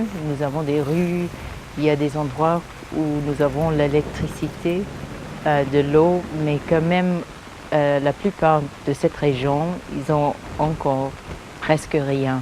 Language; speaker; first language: French; early bilingual, heritage; English